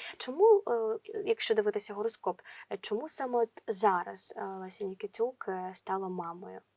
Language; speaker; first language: Ukrainian; native; Ukrainian